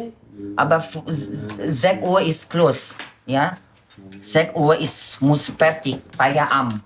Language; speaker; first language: German; non-native, learner; Indonesian